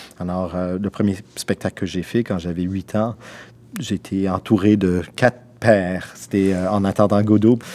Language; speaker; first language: French; non-native, local second language; English